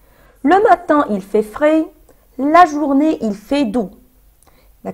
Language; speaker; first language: French; non-native, fluent; Arabic